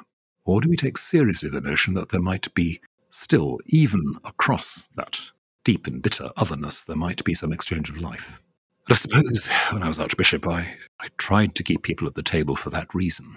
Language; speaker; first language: English; native; English